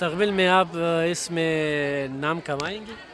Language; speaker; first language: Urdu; non-native, local second language; Pashto